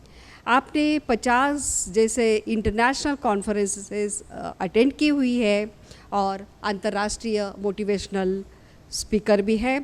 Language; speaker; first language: Hindi; native; Hindi